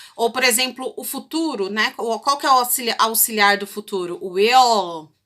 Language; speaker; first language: Portuguese; native; Portuguese